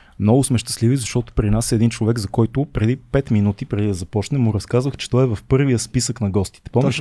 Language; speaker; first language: Bulgarian; native; Bulgarian